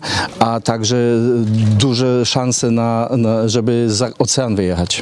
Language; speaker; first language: Polish; early bilingual, heritage; Polish